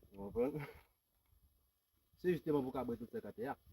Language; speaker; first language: Haitian Creole; native; Haitian Creole